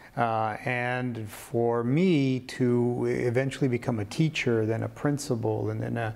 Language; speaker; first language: English; early bilingual, other home language; Spanish